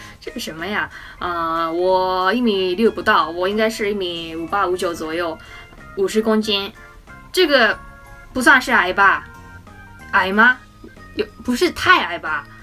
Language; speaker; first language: Chinese; non-native, fluent; Japanese